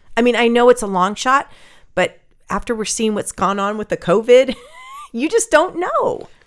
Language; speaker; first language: English; early bilingual, other home language; Norwegian